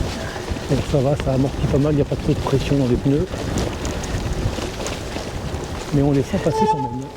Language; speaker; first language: French; native; French